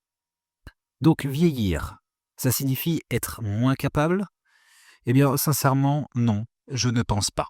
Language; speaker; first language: French; native; French